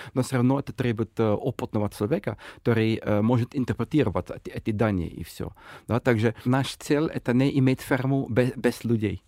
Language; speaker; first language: Russian; non-native, fluent; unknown